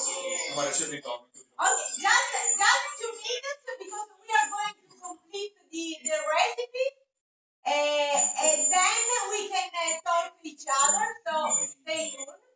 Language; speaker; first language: English; non-native, fluent; Italian